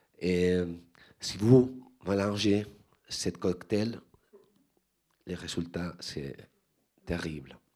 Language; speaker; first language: French; non-native, learner; Spanish